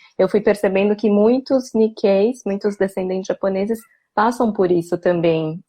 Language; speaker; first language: Portuguese; native; Portuguese